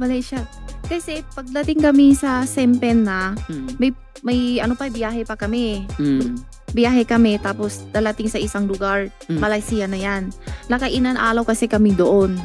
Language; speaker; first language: Filipino; non-native, learner; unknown